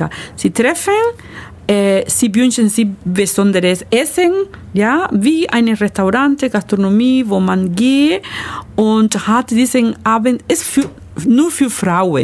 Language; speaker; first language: German; non-native, learner; Spanish